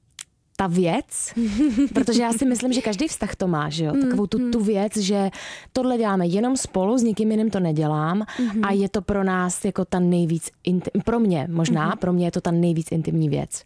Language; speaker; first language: Czech; native; Czech